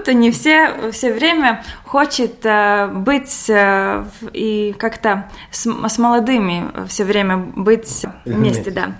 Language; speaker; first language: Russian; non-native, local second language; Latvian